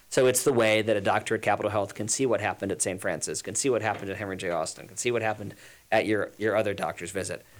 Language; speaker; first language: English; native; English